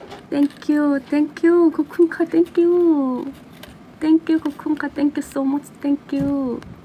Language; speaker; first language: English; non-native, learner; Korean